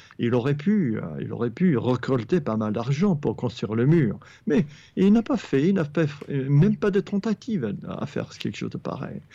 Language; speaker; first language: French; non-native, fluent; English